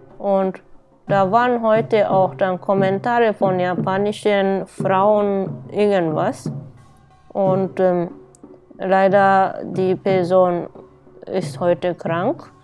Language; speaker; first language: German; non-native, fluent; Japanese